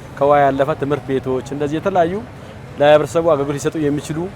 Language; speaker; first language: Amharic; non-native, local second language; Hadiyya